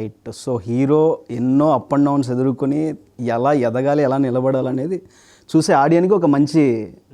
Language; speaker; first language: Telugu; native; Telugu